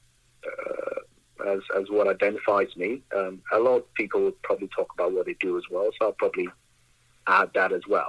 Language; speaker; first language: English; non-native, local second language; Akan